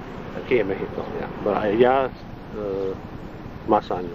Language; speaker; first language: Spanish; non-native, learner; Italian